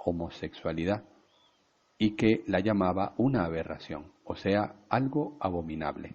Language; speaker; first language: Spanish; native; Spanish